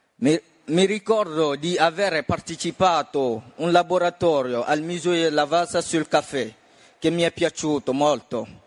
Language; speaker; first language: Italian; non-native, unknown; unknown